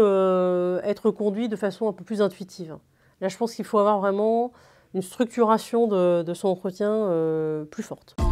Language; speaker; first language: French; native; French